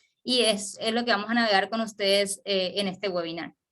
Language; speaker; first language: Spanish; native; Spanish